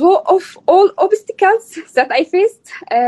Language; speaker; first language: English; non-native, learner; Arabic